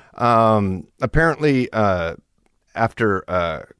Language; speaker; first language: English; early bilingual, other home language; German